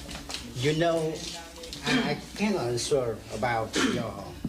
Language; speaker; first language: English; non-native, fluent; Vietnamese